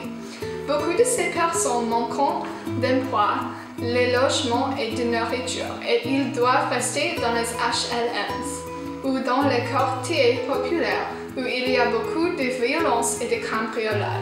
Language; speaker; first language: French; non-native, learner; English